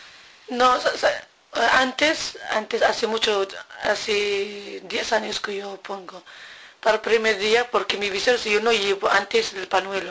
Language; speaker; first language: Spanish; non-native, learner; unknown